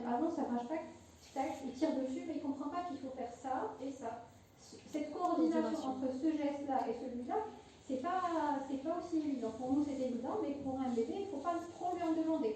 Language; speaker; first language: French; non-native, local second language; Arabic